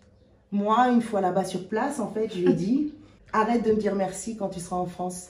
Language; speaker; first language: French; native; French